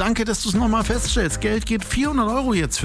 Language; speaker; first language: German; native; German